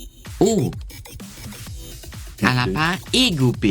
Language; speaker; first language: French; non-native, learner; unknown